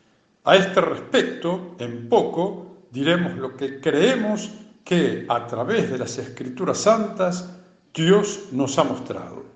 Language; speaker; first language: Spanish; native; Spanish